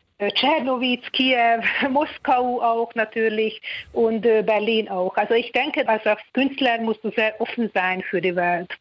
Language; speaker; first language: German; non-native, fluent; Hungarian